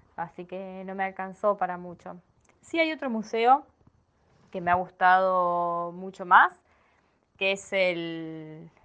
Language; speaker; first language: Spanish; native; Spanish